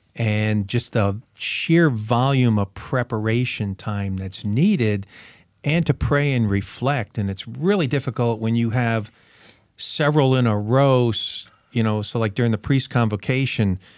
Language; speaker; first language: English; native; English